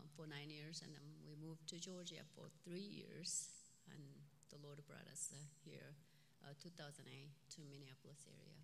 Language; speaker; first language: English; non-native, fluent; Korean